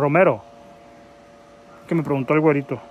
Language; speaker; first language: Spanish; native; Spanish